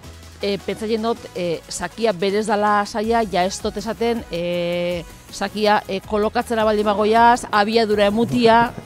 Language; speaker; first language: Basque; native; Basque